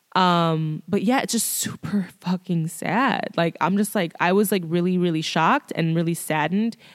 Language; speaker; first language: English; early bilingual, other home language; Thai